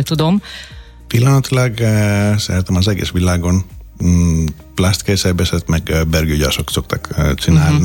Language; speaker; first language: Hungarian; non-native, learner; Greek